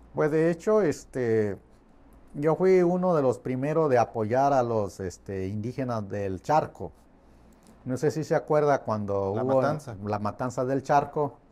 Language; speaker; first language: Spanish; non-native, fluent; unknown